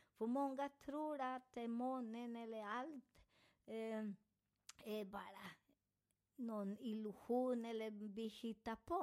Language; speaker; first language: Swedish; non-native, fluent; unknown